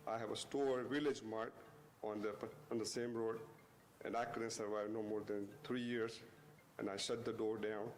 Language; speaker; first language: English; non-native, local second language; Gujarati